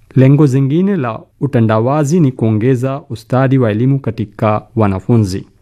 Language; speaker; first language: Swahili; non-native, fluent; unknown